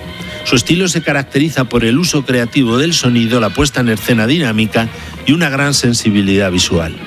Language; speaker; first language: Spanish; native; Spanish